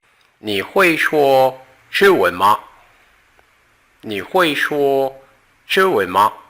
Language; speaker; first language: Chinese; non-native, learner; Portuguese